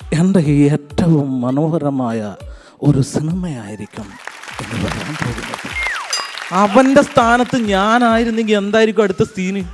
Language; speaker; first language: Malayalam; native; Malayalam